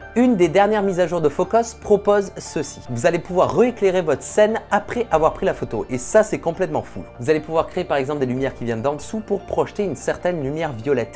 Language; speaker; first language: French; native; French